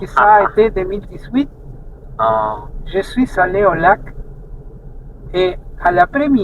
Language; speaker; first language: French; non-native, fluent; Spanish